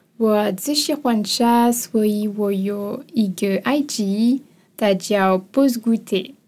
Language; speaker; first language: Chinese; non-native, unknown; French